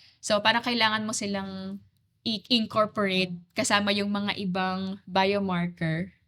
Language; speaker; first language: Filipino; native; Filipino